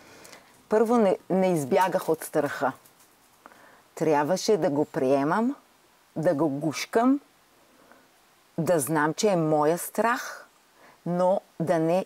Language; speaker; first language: Bulgarian; non-native, fluent; Hebrew